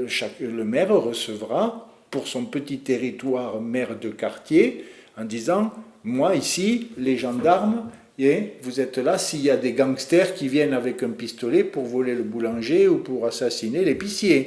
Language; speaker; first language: French; native; French